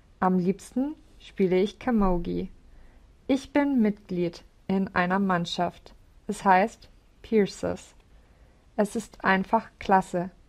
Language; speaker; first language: German; non-native, learner; English